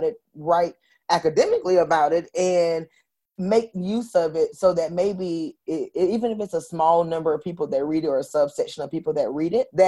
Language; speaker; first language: English; native; English